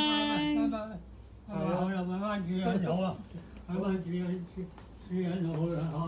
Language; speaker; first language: Cantonese; non-native, fluent; Indonesian